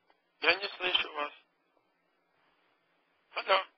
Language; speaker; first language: Russian; non-native, learner; Latvian